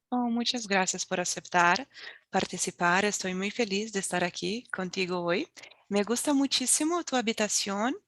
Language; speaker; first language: Spanish; non-native, fluent; Portuguese